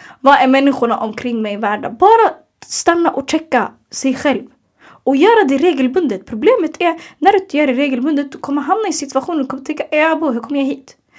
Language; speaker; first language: Swedish; early bilingual, other home language; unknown